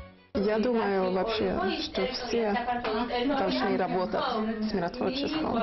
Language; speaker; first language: Russian; non-native, learner; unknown